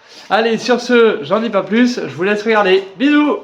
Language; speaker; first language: French; native; French